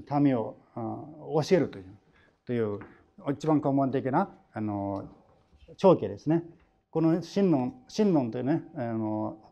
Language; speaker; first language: Japanese; non-native, fluent; Chinese